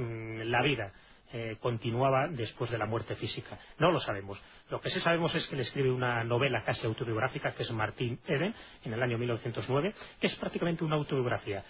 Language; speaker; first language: Spanish; native; Spanish